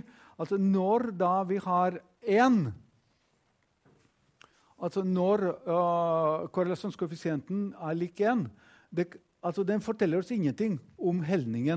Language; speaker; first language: Norwegian; non-native, fluent; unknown